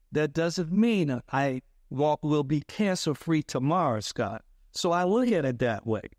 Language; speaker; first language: English; native; English